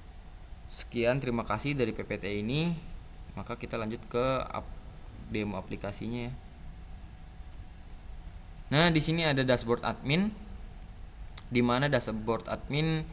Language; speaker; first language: Indonesian; native; Indonesian